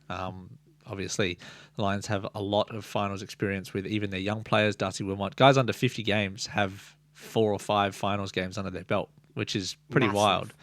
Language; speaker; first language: English; native; English